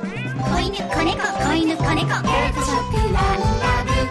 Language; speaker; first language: Japanese; native; Japanese